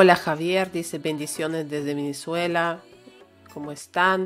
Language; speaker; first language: Spanish; non-native, fluent; Russian